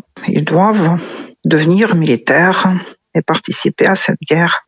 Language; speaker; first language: French; non-native, fluent; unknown